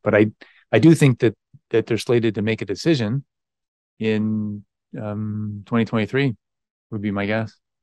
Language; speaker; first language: English; native; English